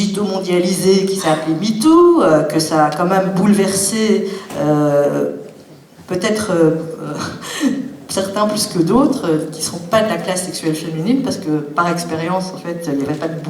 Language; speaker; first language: French; native; French